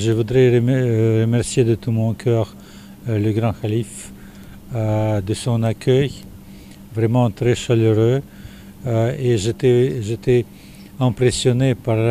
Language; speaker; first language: French; non-native, fluent; Russian